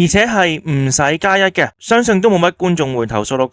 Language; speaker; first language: Cantonese; native; Cantonese